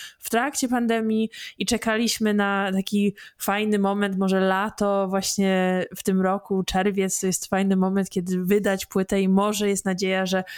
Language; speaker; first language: Polish; early bilingual, heritage; English